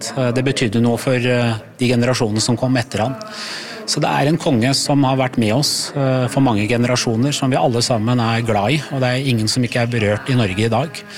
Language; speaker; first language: Norwegian; native; Norwegian